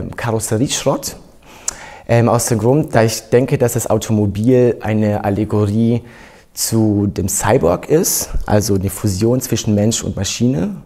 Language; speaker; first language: German; native; German